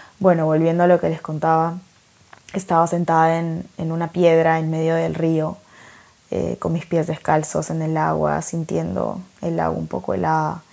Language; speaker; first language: Spanish; native; Spanish